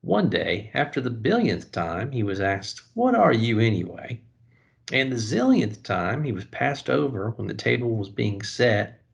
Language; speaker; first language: English; native; English